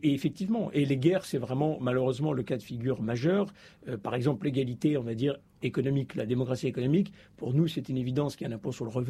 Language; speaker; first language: French; native; French